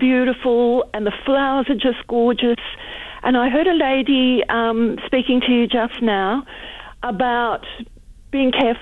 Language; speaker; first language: English; native; English